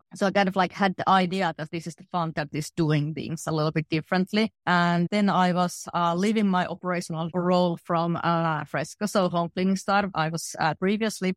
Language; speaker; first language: English; non-native, fluent; Finnish